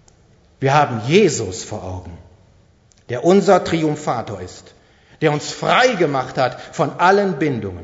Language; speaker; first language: German; native; German